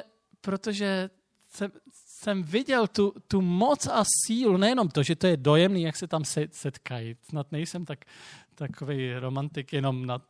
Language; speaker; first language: Czech; native; Czech